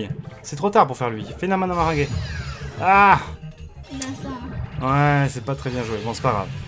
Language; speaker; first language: French; native; French